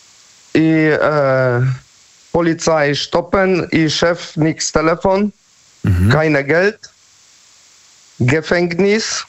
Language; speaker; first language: German; non-native, learner; Polish